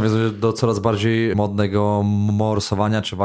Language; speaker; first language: Polish; native; Polish